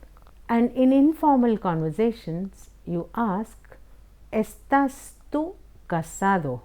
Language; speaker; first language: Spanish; non-native, fluent; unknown